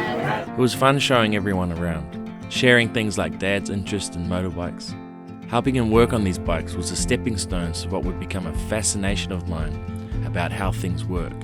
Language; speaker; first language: English; native; English